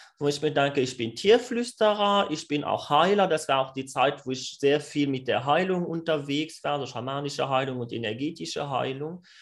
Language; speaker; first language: German; non-native, fluent; French